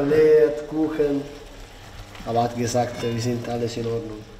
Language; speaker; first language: German; non-native, learner; Italian